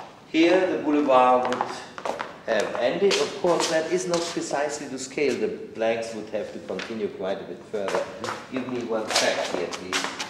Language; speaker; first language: English; non-native, fluent; German